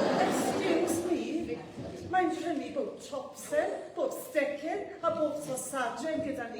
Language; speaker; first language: Welsh; native; Welsh